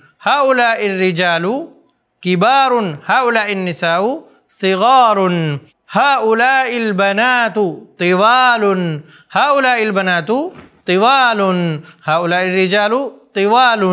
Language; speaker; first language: Arabic; non-native, fluent; Urdu